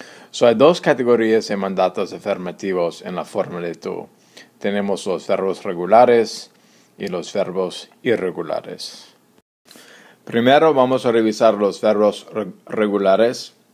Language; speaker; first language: Spanish; non-native, fluent; English